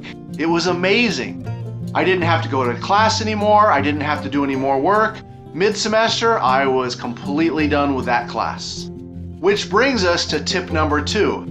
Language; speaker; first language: English; native; English